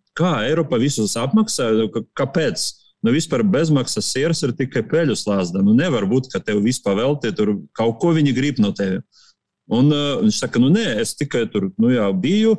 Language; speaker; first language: Latvian; non-native, local second language; Russian